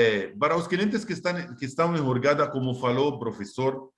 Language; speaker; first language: Portuguese; non-native, fluent; Arabic